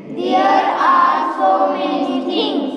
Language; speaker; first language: English; non-native, learner; Marathi